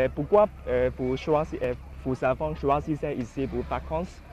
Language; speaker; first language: French; non-native, learner; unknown